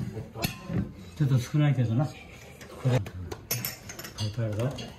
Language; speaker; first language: Japanese; native; Japanese